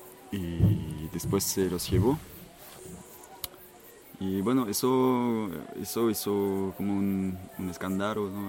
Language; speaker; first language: Spanish; non-native, fluent; French